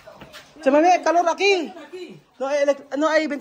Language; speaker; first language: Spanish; non-native, learner; Filipino